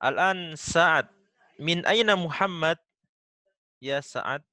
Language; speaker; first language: Arabic; non-native, fluent; Indonesian